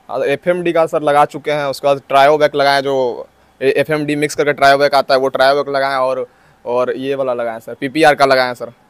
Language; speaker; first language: Hindi; native; Hindi